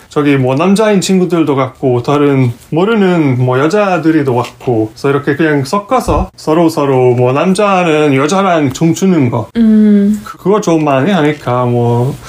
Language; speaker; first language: Korean; non-native, fluent; Hungarian